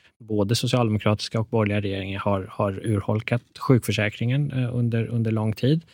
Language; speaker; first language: Swedish; early bilingual, other home language; Persian